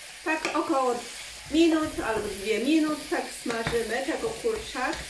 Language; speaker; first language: Polish; non-native, learner; Chinese